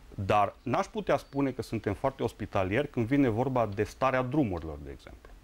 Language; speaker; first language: Romanian; native; Romanian